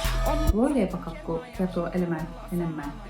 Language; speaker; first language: Finnish; non-native, fluent; Turkish